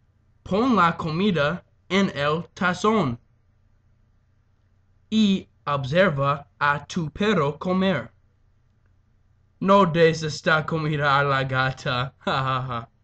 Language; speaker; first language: Spanish; non-native, learner; English